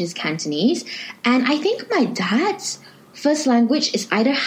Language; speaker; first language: English; native; English